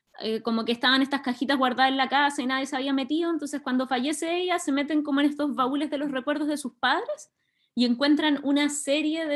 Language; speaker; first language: Spanish; native; Spanish